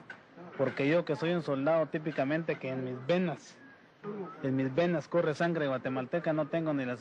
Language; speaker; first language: Spanish; native; Spanish